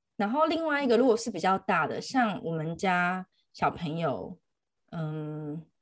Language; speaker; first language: Chinese; native; Chinese